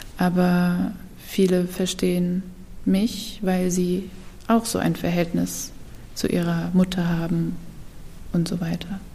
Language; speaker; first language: German; early bilingual, other home language; Kurdish